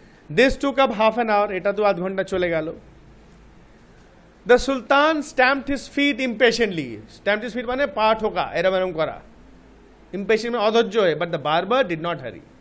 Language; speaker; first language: English; non-native, local second language; Bangla